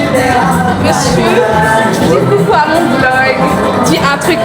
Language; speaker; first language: French; non-native, local second language; Wolof